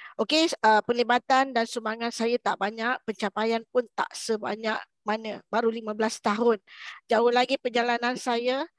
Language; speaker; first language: Malay; native; Malay